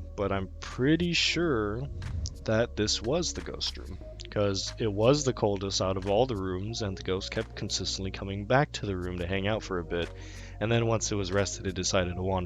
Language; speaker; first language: English; native; English